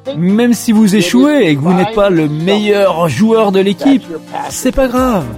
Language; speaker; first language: French; non-native, fluent; English